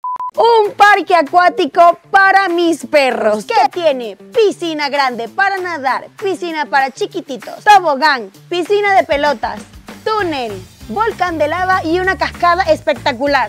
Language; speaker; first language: Spanish; native; Spanish